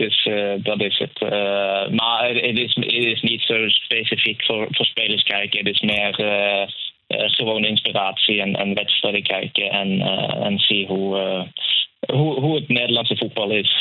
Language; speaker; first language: Dutch; non-native, fluent; Norwegian